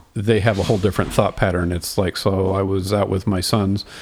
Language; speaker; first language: English; native; English